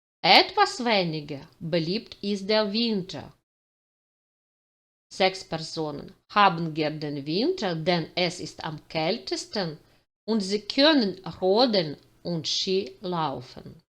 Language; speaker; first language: German; non-native, fluent; Ukrainian